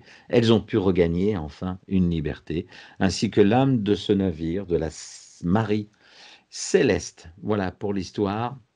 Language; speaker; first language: French; native; French